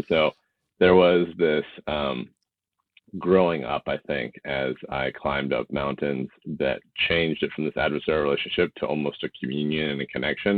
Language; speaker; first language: English; native; English